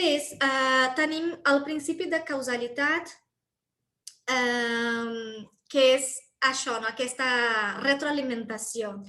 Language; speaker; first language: Catalan; non-native, fluent; Portuguese